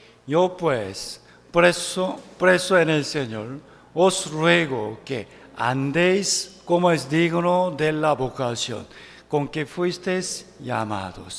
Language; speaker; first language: Spanish; non-native, fluent; Korean